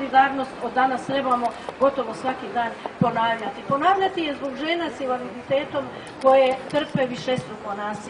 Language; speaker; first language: Croatian; native; Croatian